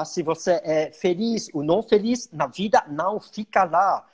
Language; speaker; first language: Portuguese; non-native, learner; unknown